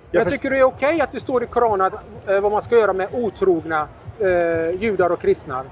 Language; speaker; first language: Swedish; native; Swedish